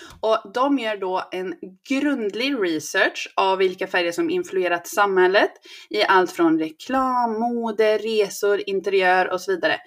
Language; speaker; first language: Swedish; native; Swedish